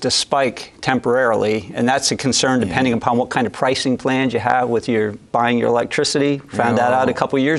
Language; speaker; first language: English; native; English